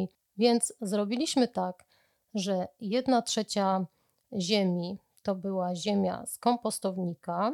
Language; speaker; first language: Polish; native; Polish